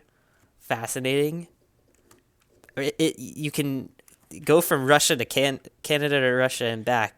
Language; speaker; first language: English; native; English